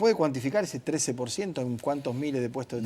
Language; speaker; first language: Spanish; native; Spanish